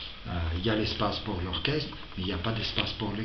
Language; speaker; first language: French; non-native, fluent; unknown